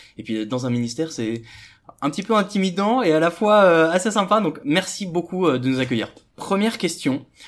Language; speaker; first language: French; native; French